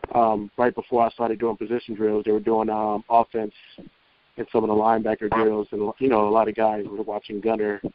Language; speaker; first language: English; native; English